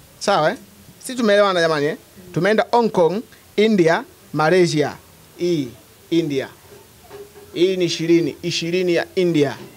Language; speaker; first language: Swahili; native; Swahili